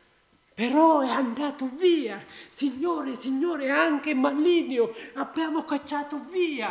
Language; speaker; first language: Italian; non-native, learner; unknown